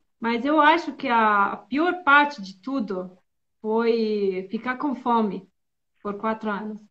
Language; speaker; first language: Portuguese; non-native, learner; Bosnian